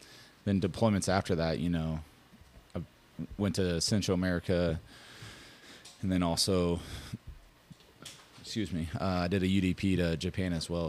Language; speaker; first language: English; native; English